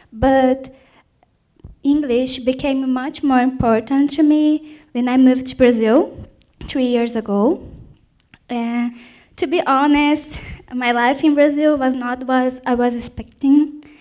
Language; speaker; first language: English; non-native, fluent; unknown